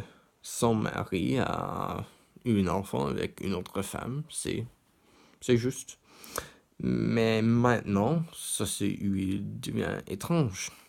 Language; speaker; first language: French; non-native, learner; English